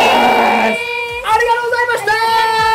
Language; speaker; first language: Japanese; non-native, learner; English